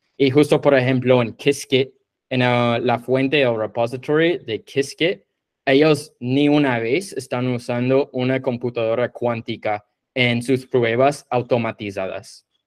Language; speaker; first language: Spanish; non-native, fluent; English